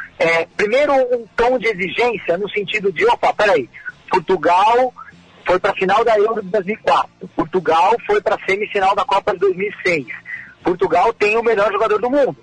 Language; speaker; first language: Portuguese; native; Portuguese